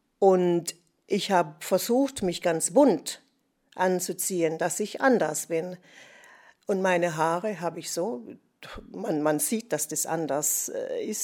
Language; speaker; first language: German; non-native, fluent; English